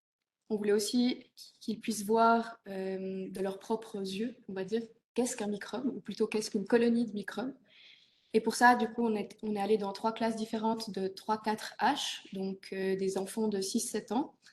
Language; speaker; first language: French; native; French